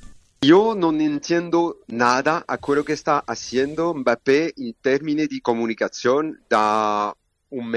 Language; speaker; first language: Spanish; non-native, learner; French